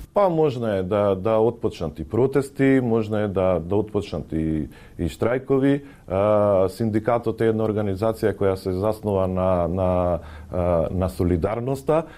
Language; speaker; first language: Macedonian; native; Macedonian